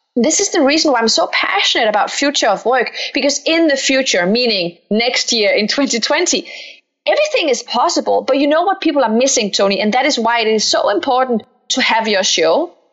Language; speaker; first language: English; non-native, fluent; Danish